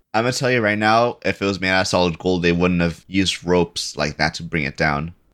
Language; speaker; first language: English; early bilingual, other home language; Spanish